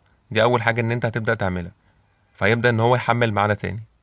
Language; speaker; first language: Arabic; native; Arabic